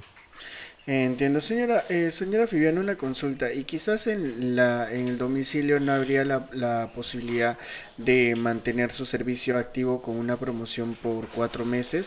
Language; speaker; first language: Spanish; native; Spanish